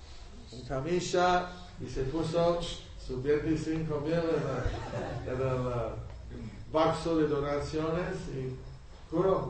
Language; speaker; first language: Spanish; non-native, learner; English